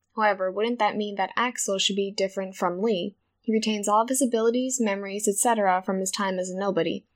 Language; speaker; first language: English; native; English